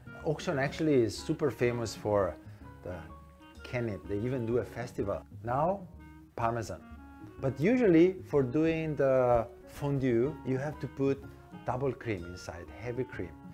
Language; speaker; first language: English; non-native, fluent; Italian